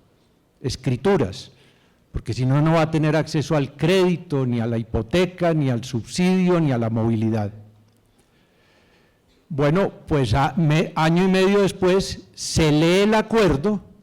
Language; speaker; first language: Spanish; native; Spanish